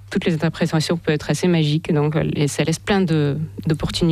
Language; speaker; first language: French; non-native, fluent; Russian